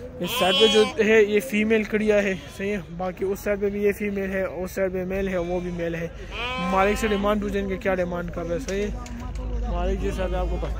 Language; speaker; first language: Urdu; non-native, local second language; Pashto